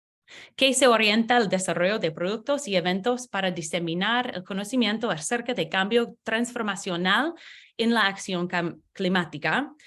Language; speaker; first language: Spanish; non-native, learner; English